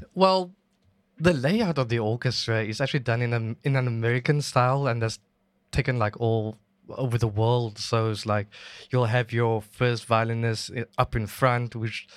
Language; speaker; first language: English; native; English